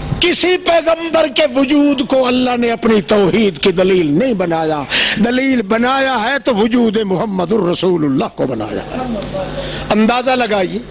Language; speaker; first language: Urdu; non-native, local second language; Saraiki